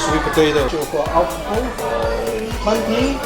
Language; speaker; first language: English; non-native, fluent; Chinese